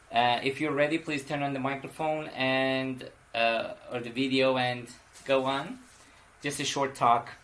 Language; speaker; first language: English; non-native, fluent; Persian